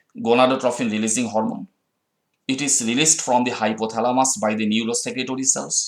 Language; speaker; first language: English; non-native, local second language; Bangla